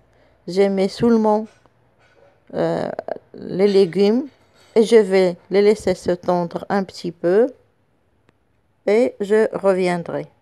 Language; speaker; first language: French; non-native, local second language; Arabic